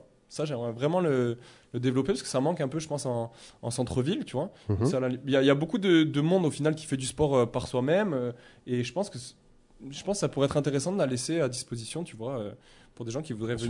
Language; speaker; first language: French; native; French